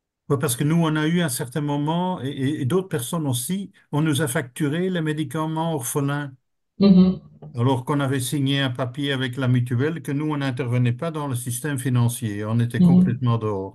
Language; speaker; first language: French; native; French